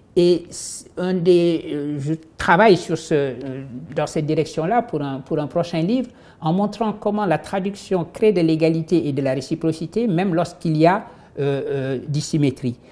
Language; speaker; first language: French; non-native, local second language; Wolof